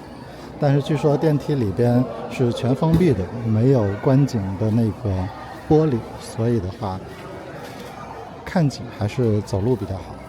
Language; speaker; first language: Chinese; native; Chinese